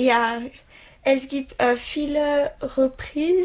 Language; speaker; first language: German; non-native, learner; French